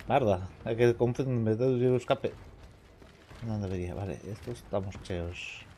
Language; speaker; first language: Spanish; non-native, local second language; Galician